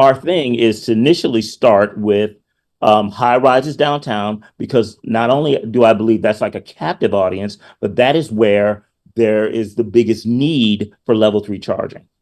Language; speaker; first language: English; native; English